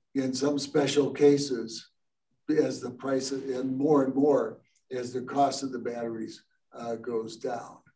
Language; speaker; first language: English; native; English